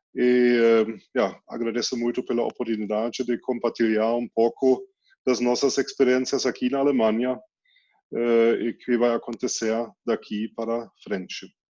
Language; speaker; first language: Portuguese; non-native, fluent; German